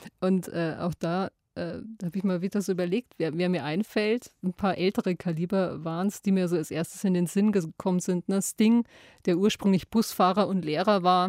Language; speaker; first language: German; native; German